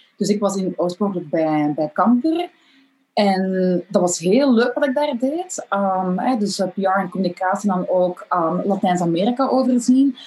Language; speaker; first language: Dutch; native; Dutch